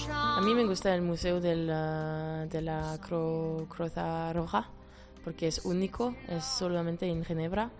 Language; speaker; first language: Spanish; non-native, fluent; French